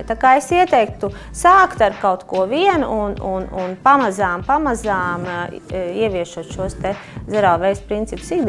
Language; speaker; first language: Latvian; native; Latvian